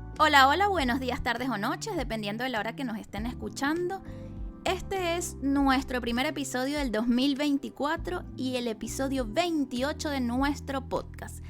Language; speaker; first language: Spanish; native; Spanish